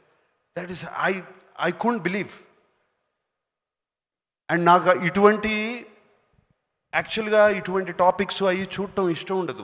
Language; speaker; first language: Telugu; native; Telugu